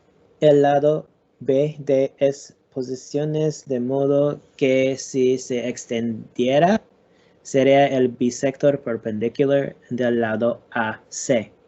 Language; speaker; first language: Spanish; non-native, learner; English